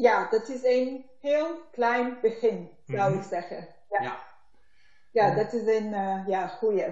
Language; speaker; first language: Dutch; non-native, learner; Turkish